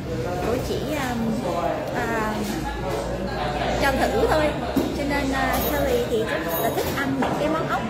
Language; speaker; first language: Vietnamese; early bilingual, heritage; Vietnamese